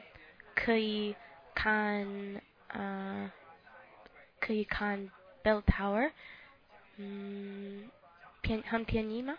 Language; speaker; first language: Chinese; non-native, learner; English